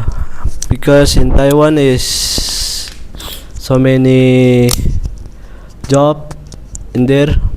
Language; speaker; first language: English; non-native, learner; Indonesian